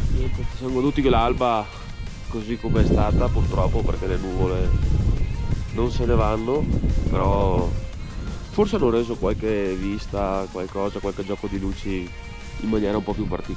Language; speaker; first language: Italian; native; Italian